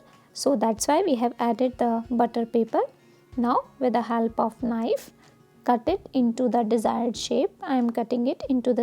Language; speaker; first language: English; non-native, local second language; Hindi